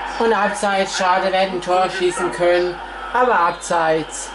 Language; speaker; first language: German; non-native, fluent; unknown